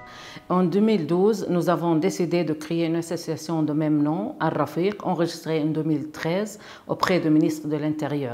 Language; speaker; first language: French; non-native, fluent; Arabic